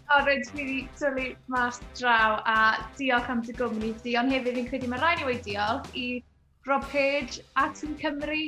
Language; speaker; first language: Welsh; native; Welsh